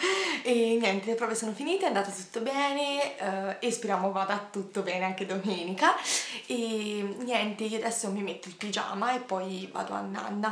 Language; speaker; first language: Italian; native; Italian